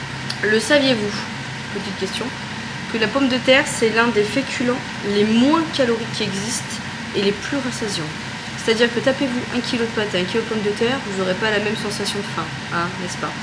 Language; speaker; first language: French; native; French